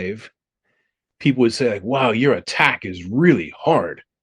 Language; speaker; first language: English; native; English